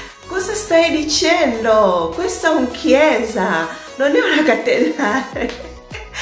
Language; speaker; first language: Italian; non-native, learner; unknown